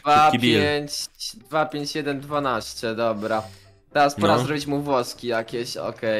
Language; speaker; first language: Polish; native; Polish